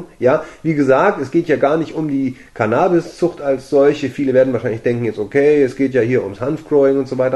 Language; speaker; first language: German; native; German